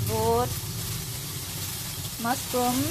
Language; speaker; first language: English; non-native, learner; Vietnamese